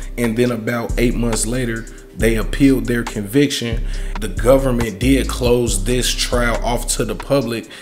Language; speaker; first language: English; native; English